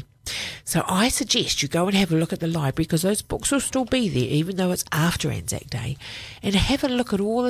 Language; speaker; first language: English; native; English